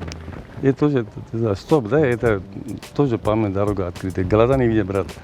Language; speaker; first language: Russian; non-native, local second language; Kyrgyz